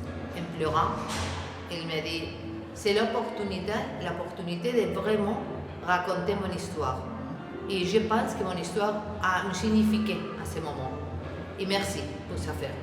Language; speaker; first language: French; non-native, learner; Spanish